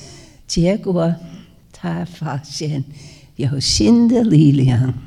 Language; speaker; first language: Chinese; non-native, fluent; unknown